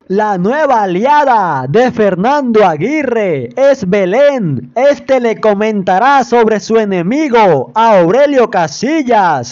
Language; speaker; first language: Spanish; native; Spanish